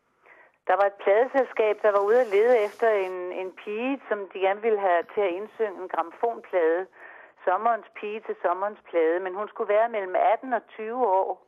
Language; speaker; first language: Danish; native; Danish